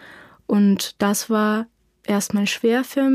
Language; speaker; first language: German; non-native, fluent; Ukrainian